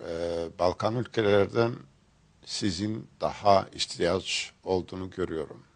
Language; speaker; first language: Turkish; non-native, fluent; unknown